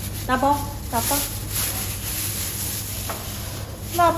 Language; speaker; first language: Chinese; non-native, learner; Korean